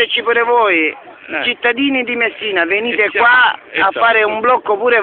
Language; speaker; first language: Italian; native; Italian